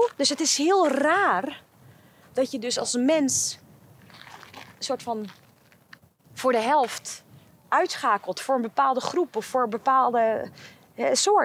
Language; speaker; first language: Dutch; early bilingual, other home language; Bosnian